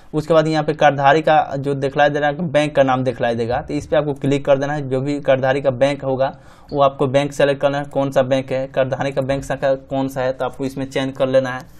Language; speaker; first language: Hindi; native; Hindi